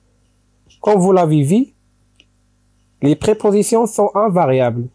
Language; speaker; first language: French; non-native, local second language; Arabic